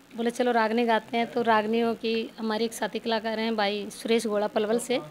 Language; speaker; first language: Hindi; native; Hindi